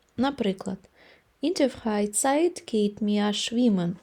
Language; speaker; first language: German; non-native, fluent; Ukrainian